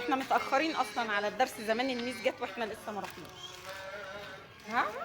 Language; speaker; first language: Arabic; native; Arabic